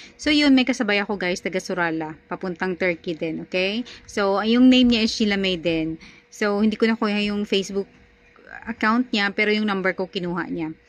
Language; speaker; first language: Filipino; non-native, local second language; Hiligaynon